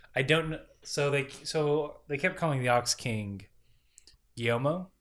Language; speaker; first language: English; native; English